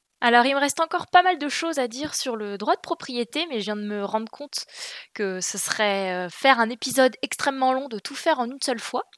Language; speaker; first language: French; native; French